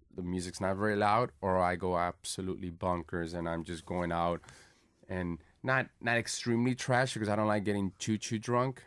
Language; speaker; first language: English; early bilingual, other home language; Spanish